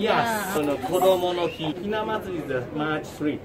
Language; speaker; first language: English; non-native, learner; Japanese